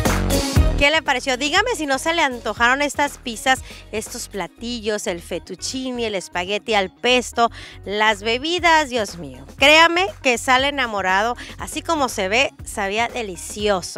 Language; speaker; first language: Spanish; native; Spanish